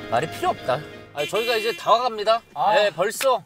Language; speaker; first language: Korean; native; Korean